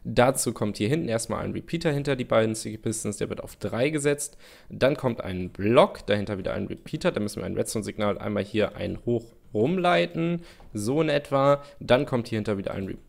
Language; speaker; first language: German; native; German